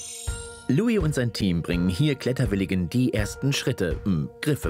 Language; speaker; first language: German; native; German